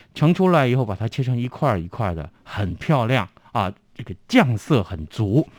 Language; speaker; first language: Chinese; non-native, local second language; Min Nan Chinese